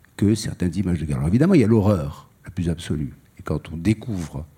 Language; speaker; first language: French; native; French